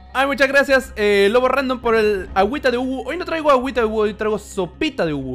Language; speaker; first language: Spanish; native; Spanish